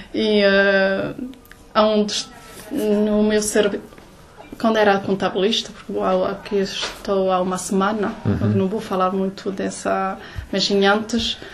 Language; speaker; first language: Portuguese; early bilingual, heritage; Portuguese